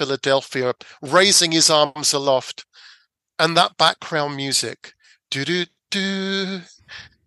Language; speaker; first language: English; native; English